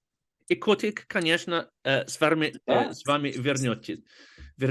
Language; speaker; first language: Russian; non-native, fluent; English